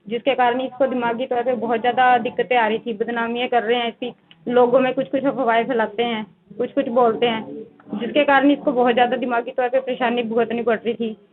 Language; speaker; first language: Hindi; non-native, local second language; Punjabi